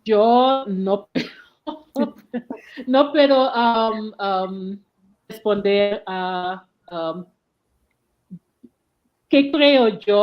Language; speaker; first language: Spanish; non-native, learner; English